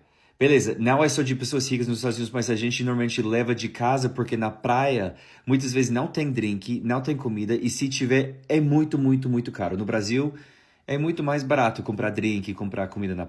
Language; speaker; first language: Portuguese; non-native, fluent; English